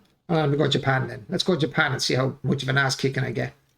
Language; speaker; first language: English; native; English